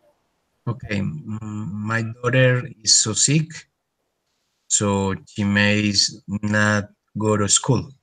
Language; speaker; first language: English; non-native, learner; Spanish